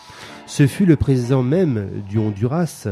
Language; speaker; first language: French; native; French